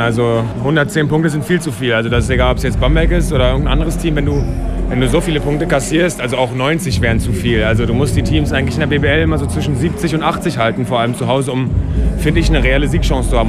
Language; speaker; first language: German; native; German